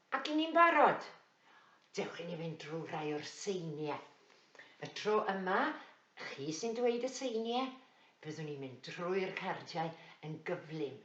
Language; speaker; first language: Welsh; native; Welsh